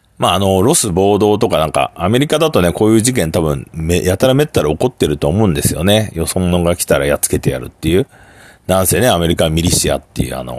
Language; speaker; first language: Japanese; native; Japanese